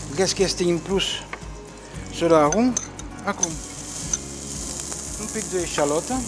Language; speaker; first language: Romanian; non-native, learner; French